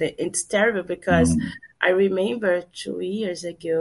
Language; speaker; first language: English; non-native, learner; Portuguese